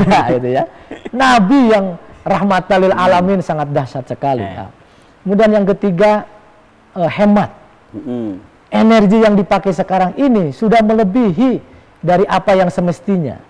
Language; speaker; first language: Indonesian; native; Indonesian